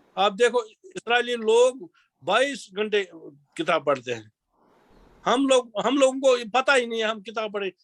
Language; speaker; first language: Urdu; non-native, local second language; Kashmiri